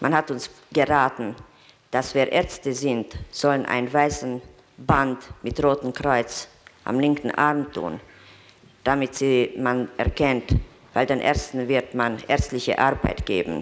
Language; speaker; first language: German; non-native, fluent; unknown